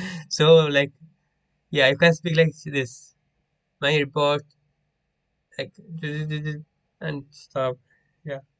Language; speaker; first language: English; non-native, learner; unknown